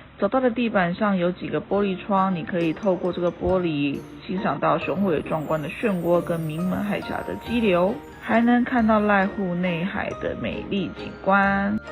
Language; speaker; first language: Chinese; native; Chinese